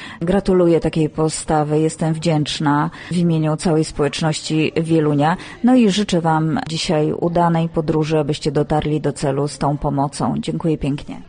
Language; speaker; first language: Polish; native; Polish